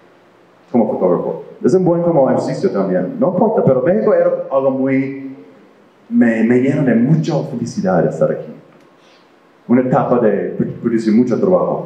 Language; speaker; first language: Spanish; non-native, fluent; English